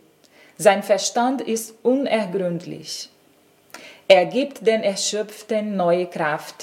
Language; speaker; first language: German; non-native, fluent; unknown